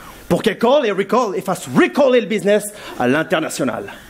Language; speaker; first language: French; native; French